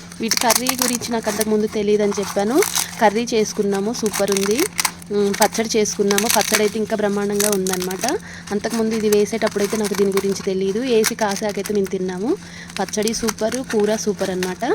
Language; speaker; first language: Telugu; native; Telugu